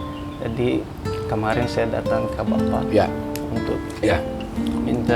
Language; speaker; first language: Indonesian; non-native, fluent; Hausa